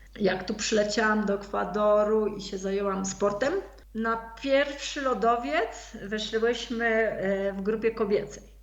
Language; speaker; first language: Polish; native; Polish